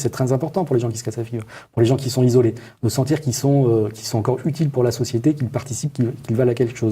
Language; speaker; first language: French; native; French